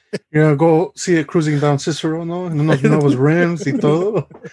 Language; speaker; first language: Spanish; early bilingual, heritage; Spanish